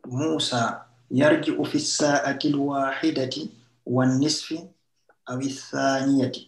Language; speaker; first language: Arabic; non-native, learner; French